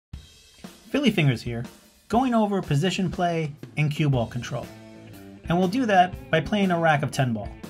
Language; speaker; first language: English; native; English